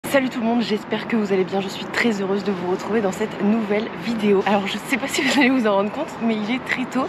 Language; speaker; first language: French; native; French